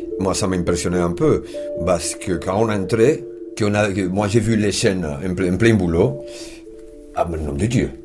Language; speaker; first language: French; non-native, fluent; Spanish